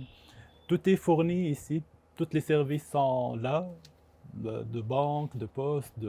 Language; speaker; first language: French; non-native, local second language; Arabic